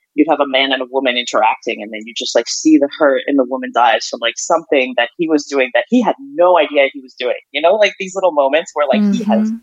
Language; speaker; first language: English; early bilingual, other home language; Ukrainian